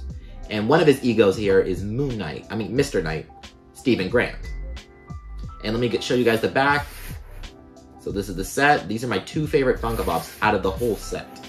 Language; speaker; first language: English; native; English